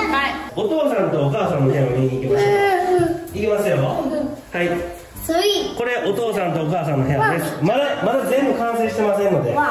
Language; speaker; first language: Japanese; native; Japanese